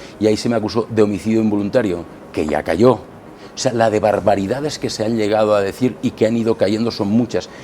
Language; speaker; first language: Spanish; non-native, local second language; Catalan